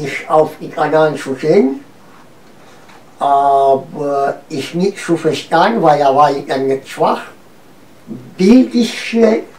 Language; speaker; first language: German; non-native, learner; Romanian